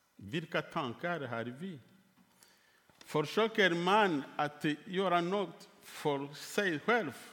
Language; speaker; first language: Swedish; non-native, fluent; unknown